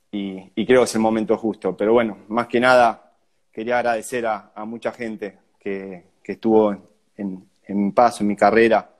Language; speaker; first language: Spanish; native; Spanish